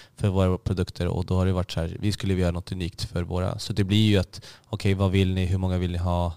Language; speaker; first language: Swedish; native; Swedish